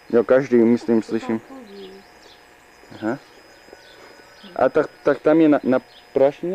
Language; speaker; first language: Czech; early bilingual, heritage; Czech